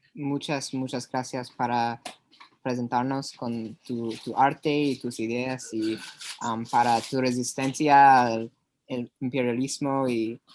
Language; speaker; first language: Spanish; non-native, learner; English